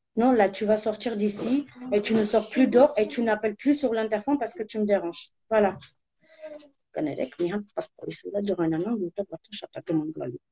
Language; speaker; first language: French; non-native, fluent; Armenian